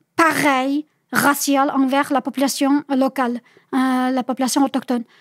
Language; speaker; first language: French; non-native, fluent; Chinese